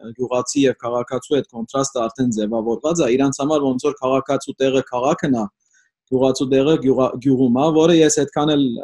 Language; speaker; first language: Armenian; early bilingual, heritage; Armenian